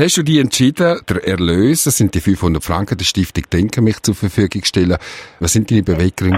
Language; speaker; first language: German; native; German